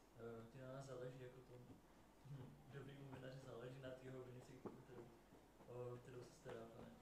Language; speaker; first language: Czech; non-native, fluent; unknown